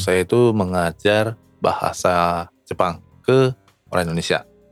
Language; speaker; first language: Indonesian; early bilingual, other home language; Japanese